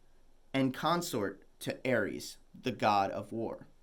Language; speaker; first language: English; native; English